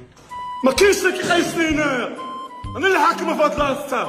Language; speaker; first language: Arabic; native; Arabic